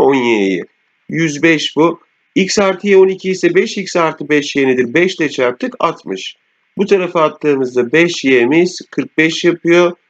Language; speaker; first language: Turkish; native; Turkish